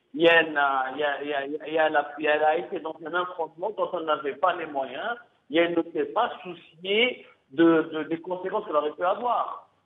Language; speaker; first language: French; non-native, local second language; Arabic